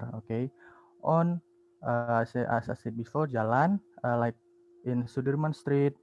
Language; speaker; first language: English; non-native, learner; Indonesian